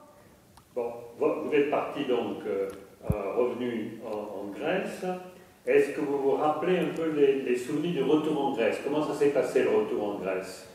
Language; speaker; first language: French; native; French